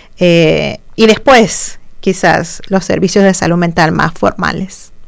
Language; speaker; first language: Spanish; native; Spanish